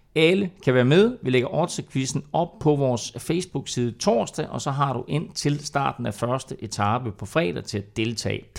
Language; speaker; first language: Danish; native; Danish